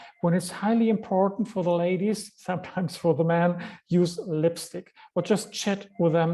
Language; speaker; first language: English; non-native, fluent; German